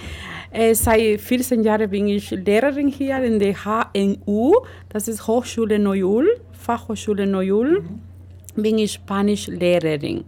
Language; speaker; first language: German; non-native, learner; Spanish